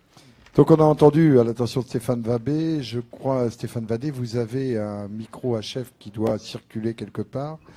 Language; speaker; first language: French; native; French